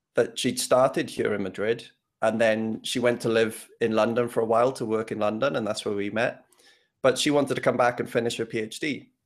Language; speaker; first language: English; native; English